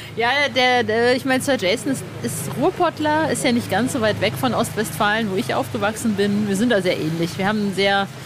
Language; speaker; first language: German; native; German